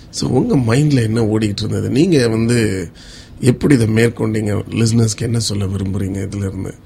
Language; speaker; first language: Tamil; native; Tamil